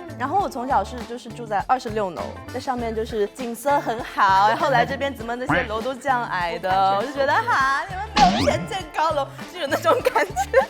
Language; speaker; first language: Chinese; native; Chinese